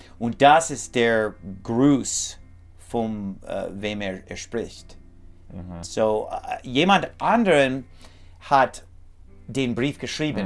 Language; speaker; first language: German; non-native, learner; English